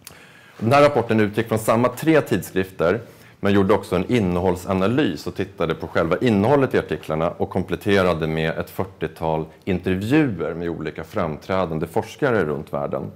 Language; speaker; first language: Swedish; native; Swedish